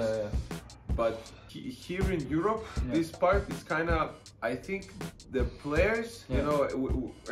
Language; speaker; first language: English; non-native, fluent; Serbian